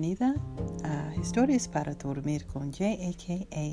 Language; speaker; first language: Spanish; non-native, learner; English